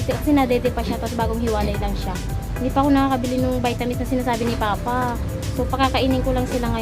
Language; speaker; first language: Filipino; non-native, local second language; Bikol